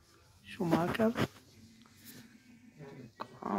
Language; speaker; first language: Italian; non-native, learner; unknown